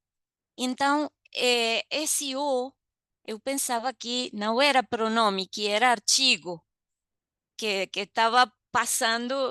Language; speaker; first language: Portuguese; non-native, fluent; Spanish